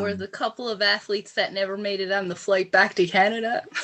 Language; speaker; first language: English; native; English